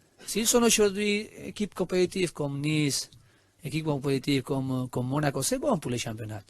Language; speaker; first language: French; non-native, learner; Spanish